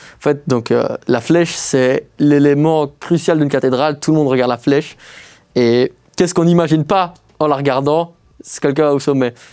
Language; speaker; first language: French; native; French